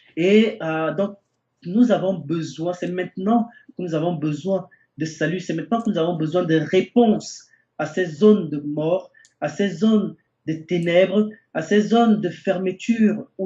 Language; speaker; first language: French; native; French